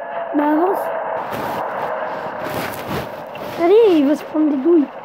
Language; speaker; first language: French; native; French